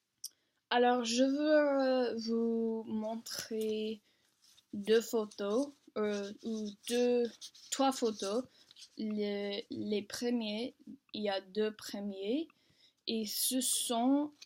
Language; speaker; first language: French; non-native, learner; English